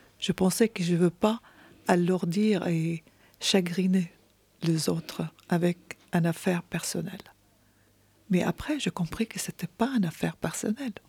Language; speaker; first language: French; non-native, fluent; Arabic